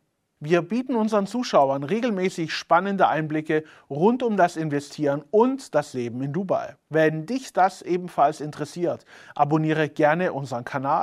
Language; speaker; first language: German; native; German